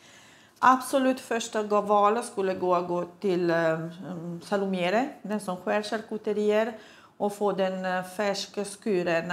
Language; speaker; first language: Swedish; non-native, fluent; Italian